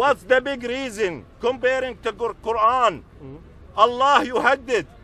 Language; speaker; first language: English; non-native, learner; Arabic